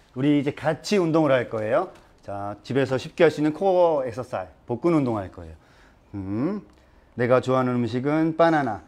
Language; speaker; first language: Korean; native; Korean